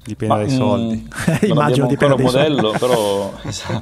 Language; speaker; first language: Italian; native; Italian